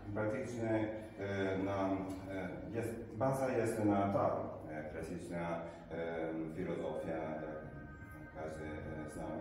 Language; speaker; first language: Polish; non-native, learner; Italian